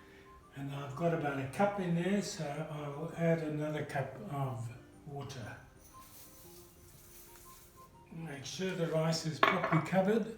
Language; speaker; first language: English; native; English